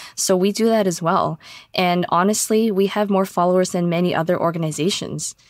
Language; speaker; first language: English; native; English